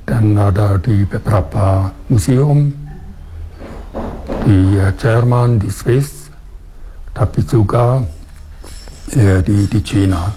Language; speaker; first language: Indonesian; non-native, fluent; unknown